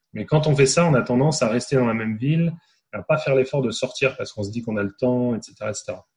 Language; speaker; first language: French; native; French